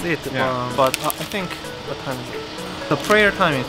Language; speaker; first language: English; non-native, learner; Korean